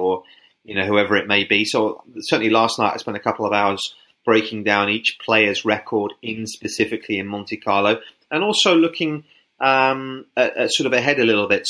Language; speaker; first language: English; native; English